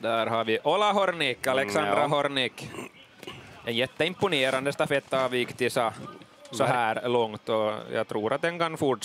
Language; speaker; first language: Swedish; native; Swedish